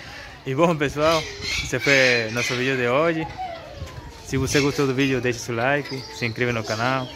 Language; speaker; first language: Portuguese; non-native, learner; Spanish